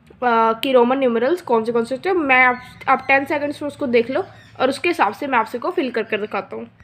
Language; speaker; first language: Hindi; non-native, local second language; Punjabi